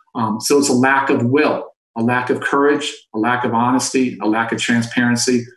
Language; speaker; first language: English; native; English